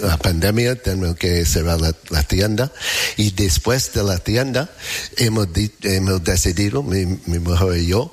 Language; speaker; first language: Spanish; non-native, learner; English